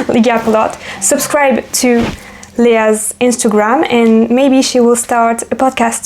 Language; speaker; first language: English; non-native, fluent; French